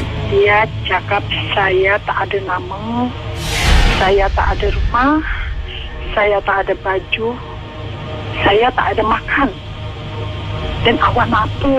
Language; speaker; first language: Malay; non-native, learner; Indonesian